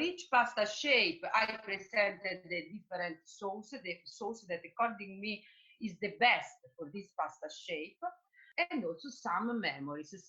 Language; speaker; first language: English; non-native, fluent; Italian